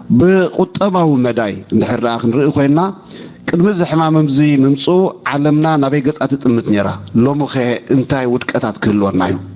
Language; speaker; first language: Tigrinya; native; Tigrinya